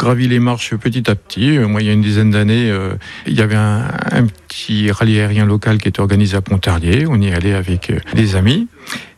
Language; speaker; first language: French; native; French